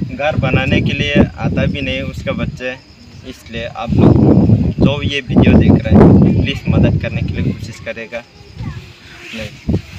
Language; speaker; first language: Hindi; non-native, local second language; Kok Borok